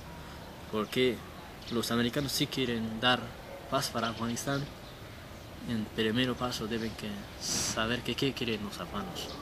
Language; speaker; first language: Spanish; non-native, learner; Persian